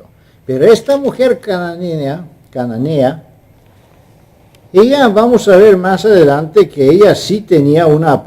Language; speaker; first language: Spanish; non-native, fluent; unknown